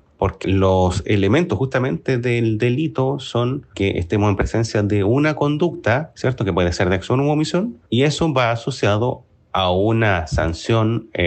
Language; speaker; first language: Spanish; native; Spanish